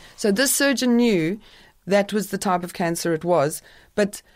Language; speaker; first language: English; native; English